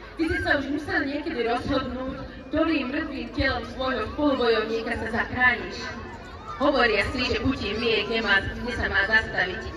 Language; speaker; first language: Slovak; non-native, local second language; Hungarian